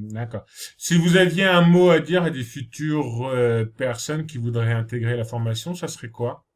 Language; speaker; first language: French; native; French